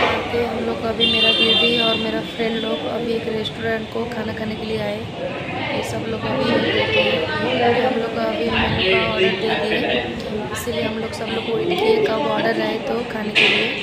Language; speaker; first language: Hindi; non-native, local second language; Odia